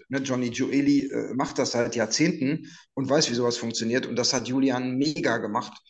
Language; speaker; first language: German; native; German